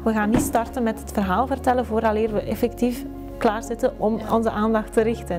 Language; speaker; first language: Dutch; native; Dutch